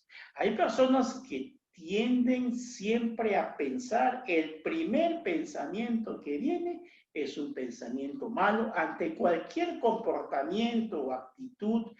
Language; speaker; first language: Spanish; native; Spanish